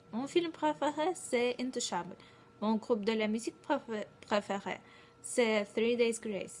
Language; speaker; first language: French; non-native, learner; Russian